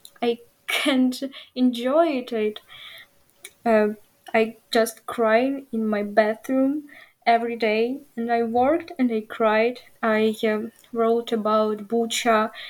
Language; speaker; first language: English; non-native, learner; Ukrainian